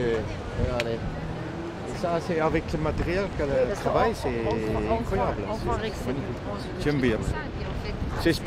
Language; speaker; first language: French; non-native, learner; Dutch